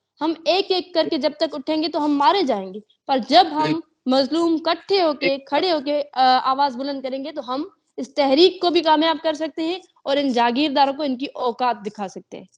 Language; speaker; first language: Urdu; non-native, local second language; Sindhi